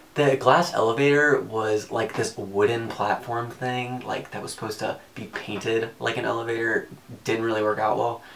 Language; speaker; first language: English; native; English